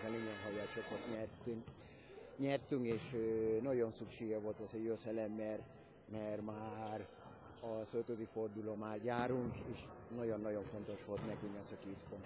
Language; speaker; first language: Hungarian; non-native, learner; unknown